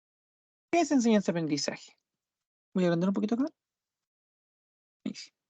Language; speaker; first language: Spanish; native; Spanish